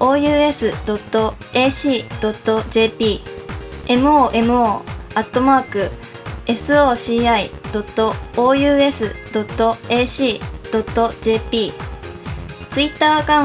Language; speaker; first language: Japanese; native; Japanese